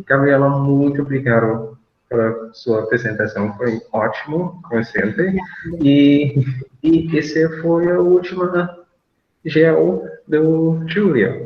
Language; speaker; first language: Portuguese; non-native, fluent; English